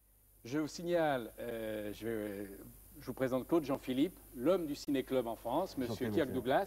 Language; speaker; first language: French; native; French